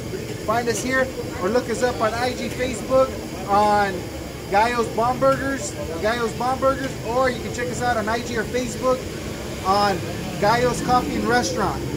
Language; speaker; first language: English; early bilingual, other home language; Spanish